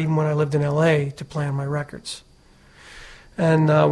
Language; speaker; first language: English; native; English